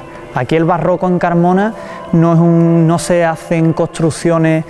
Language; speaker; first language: Spanish; native; Spanish